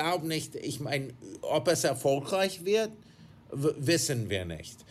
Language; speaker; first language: German; non-native, fluent; English